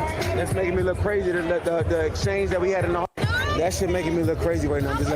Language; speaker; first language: English; native; English